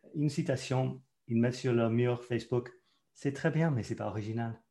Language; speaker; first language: French; non-native, fluent; English